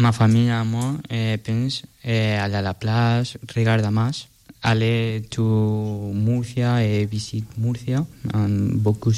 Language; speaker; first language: French; non-native, learner; Spanish